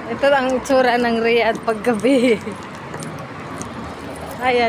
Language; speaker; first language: Filipino; native; Filipino